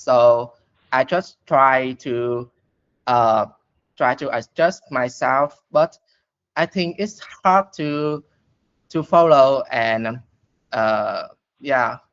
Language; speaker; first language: English; non-native, learner; Vietnamese